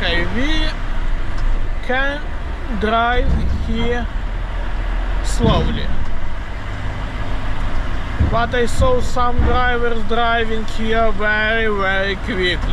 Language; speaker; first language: English; non-native, learner; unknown